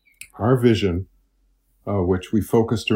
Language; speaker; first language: English; native; English